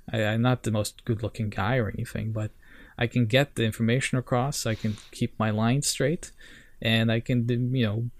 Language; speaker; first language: English; non-native, fluent; Norwegian